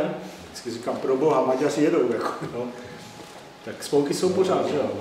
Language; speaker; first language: Czech; native; Czech